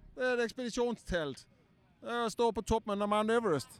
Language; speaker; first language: Swedish; non-native, learner; Danish